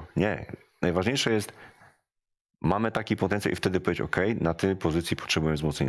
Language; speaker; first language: Polish; native; Polish